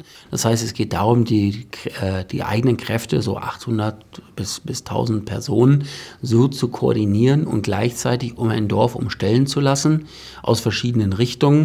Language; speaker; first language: German; native; German